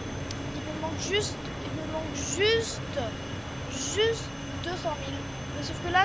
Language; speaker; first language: French; native; French